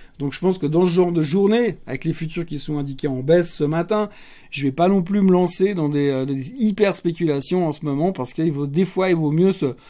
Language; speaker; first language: French; native; French